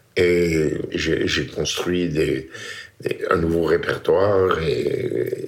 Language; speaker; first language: French; native; French